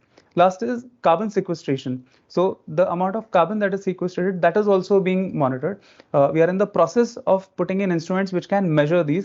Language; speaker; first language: English; non-native, local second language; Marathi